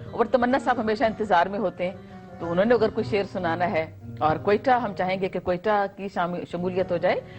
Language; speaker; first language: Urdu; non-native, local second language; Pashto